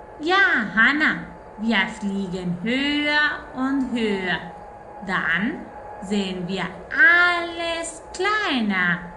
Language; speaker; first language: German; non-native, fluent; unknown